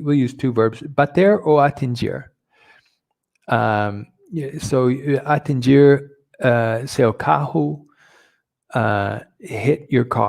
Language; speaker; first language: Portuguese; non-native, fluent; English